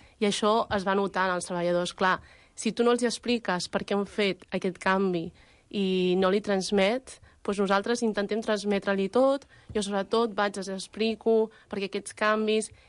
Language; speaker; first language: Catalan; early bilingual, other home language; Vietnamese